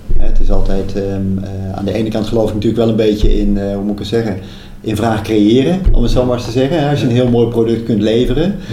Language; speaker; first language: Dutch; native; Dutch